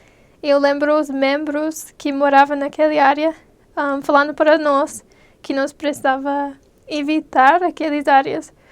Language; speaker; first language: Portuguese; non-native, fluent; English